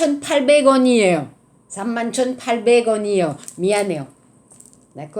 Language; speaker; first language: Korean; non-native, learner; French